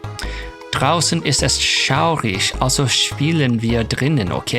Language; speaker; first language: German; non-native, learner; English